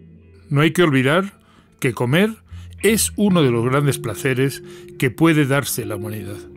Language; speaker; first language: Spanish; native; Spanish